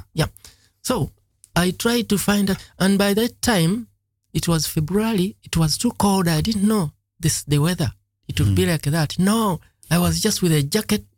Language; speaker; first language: English; non-native, local second language; Ganda